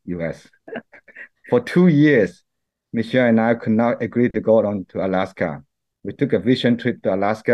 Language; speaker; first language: English; non-native, local second language; Min Nan Chinese